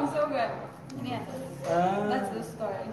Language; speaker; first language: English; non-native, fluent; Turkish